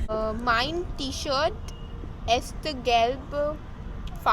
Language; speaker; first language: German; non-native, learner; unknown